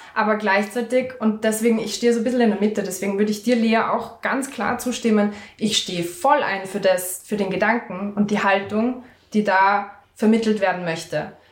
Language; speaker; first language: German; native; German